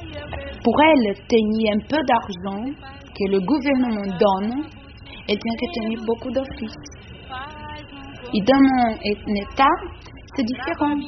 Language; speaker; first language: French; non-native, learner; Portuguese